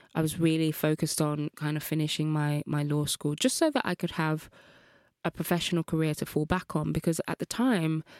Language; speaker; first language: English; native; English